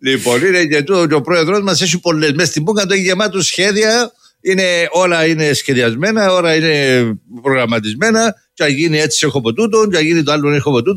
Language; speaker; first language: Greek; native; Greek